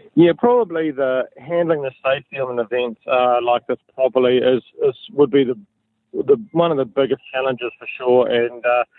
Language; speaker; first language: English; native; English